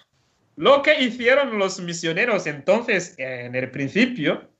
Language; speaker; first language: Spanish; non-native, fluent; Rundi